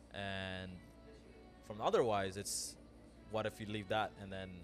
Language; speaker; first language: English; early bilingual, other home language; Amharic